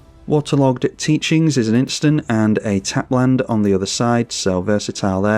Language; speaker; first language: English; native; English